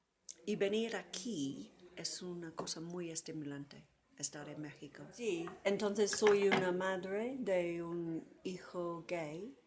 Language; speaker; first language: Spanish; non-native, fluent; English